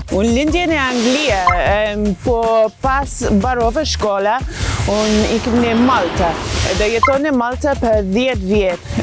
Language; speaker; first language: Albanian; non-native, learner; English